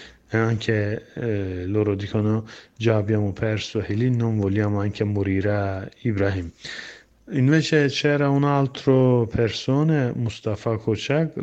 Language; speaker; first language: Italian; non-native, learner; Kurdish